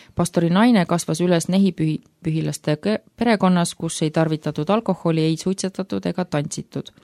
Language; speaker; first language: Estonian; native; Estonian